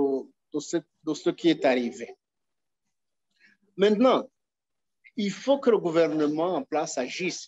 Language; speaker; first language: French; non-native, local second language; Rundi